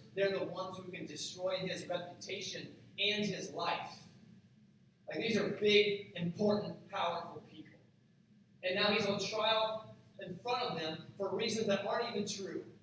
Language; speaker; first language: English; native; English